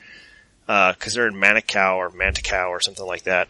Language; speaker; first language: English; native; English